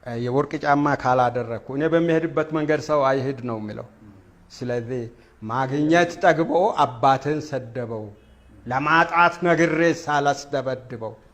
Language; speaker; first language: Amharic; non-native, local second language; Wolaytta